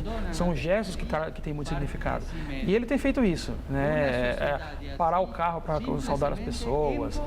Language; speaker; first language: Portuguese; native; Portuguese